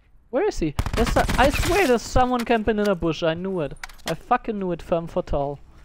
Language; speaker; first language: English; non-native, fluent; German